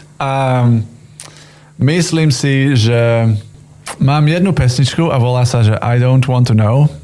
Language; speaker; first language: Slovak; non-native, fluent; English